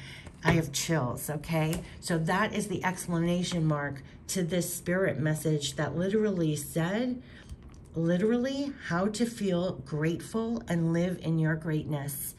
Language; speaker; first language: English; native; English